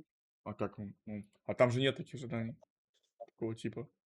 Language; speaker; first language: Russian; native; Russian